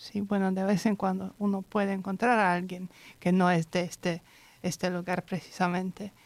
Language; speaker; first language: Spanish; non-native, fluent; Polish